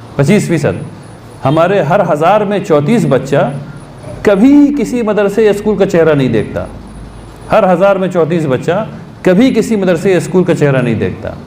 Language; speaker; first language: Urdu; native; Urdu